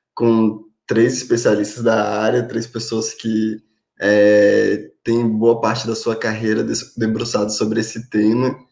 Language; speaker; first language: Portuguese; native; Portuguese